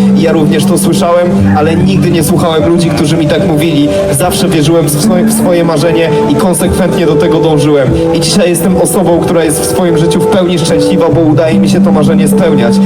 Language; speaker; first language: Polish; native; Polish